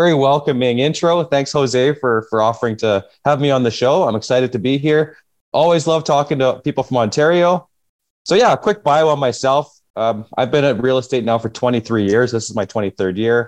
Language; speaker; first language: English; native; English